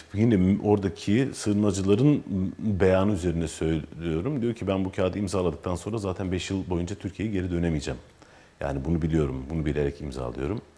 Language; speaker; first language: Turkish; native; Turkish